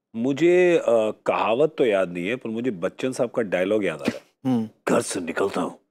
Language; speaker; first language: Hindi; native; Hindi